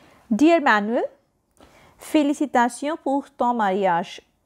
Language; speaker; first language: French; non-native, fluent; Hindi